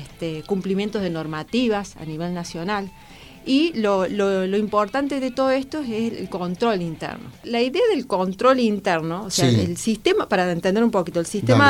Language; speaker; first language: Spanish; native; Spanish